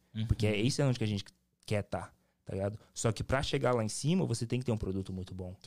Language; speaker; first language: Portuguese; native; Portuguese